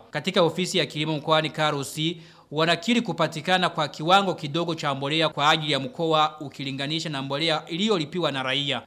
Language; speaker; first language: Swahili; non-native, local second language; Rundi